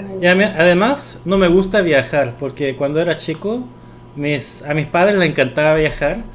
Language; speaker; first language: Spanish; early bilingual, other home language; Korean